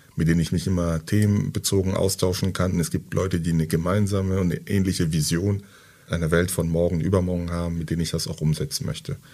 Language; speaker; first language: German; early bilingual, other home language; French